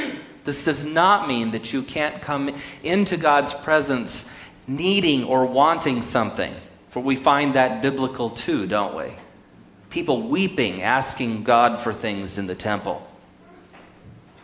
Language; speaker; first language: English; native; English